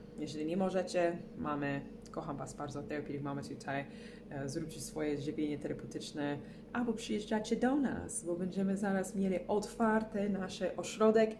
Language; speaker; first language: Polish; non-native, learner; English